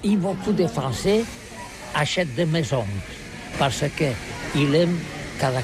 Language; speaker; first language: French; non-native, learner; Catalan